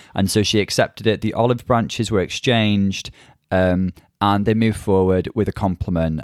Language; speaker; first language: English; native; English